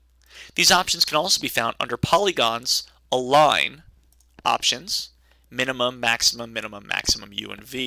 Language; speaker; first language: English; native; English